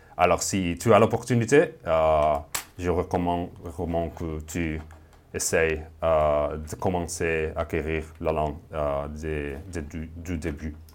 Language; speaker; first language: French; non-native, fluent; Spanish